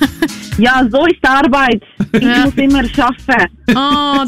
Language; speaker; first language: German; non-native, learner; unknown